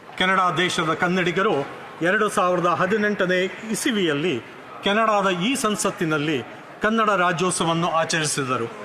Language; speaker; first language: Kannada; native; Kannada